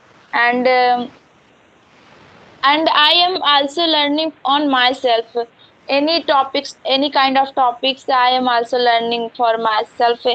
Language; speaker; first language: English; non-native, learner; Hindi